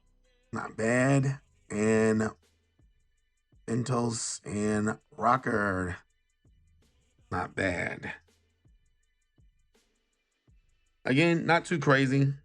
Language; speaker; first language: English; native; English